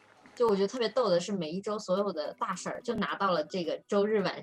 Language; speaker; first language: Chinese; native; Chinese